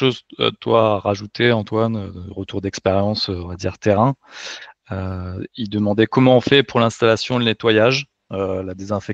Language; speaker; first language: French; native; French